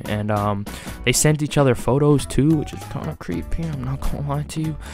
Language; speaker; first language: English; native; English